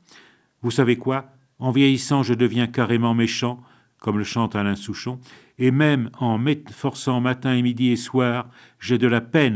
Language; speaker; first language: French; native; French